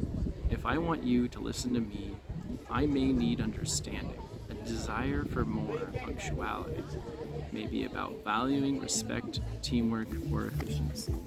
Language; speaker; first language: English; native; English